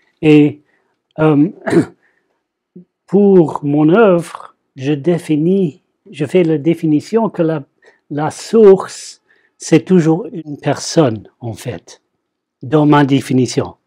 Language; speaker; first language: French; non-native, fluent; English